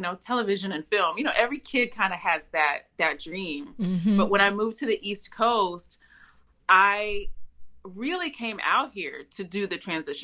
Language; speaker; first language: English; native; English